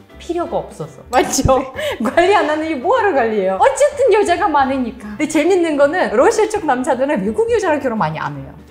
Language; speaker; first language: Korean; non-native, fluent; Uzbek